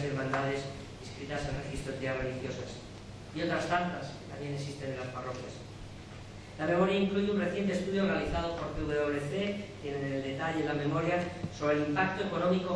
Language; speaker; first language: Spanish; native; Spanish